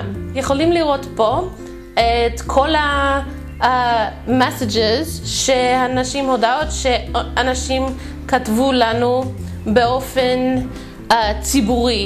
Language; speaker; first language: Hebrew; non-native, fluent; English